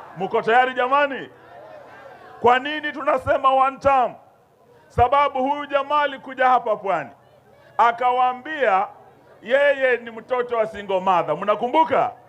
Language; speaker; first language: Swahili; non-native, local second language; Luyia